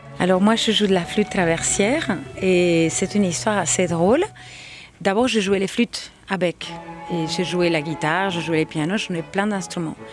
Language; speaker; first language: French; non-native, fluent; Spanish